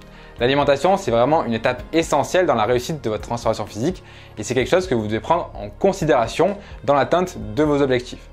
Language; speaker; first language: French; native; French